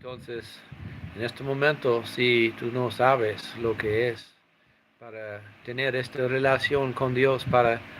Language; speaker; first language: Spanish; non-native, fluent; English